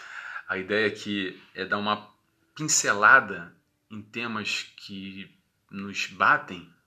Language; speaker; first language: Portuguese; native; Portuguese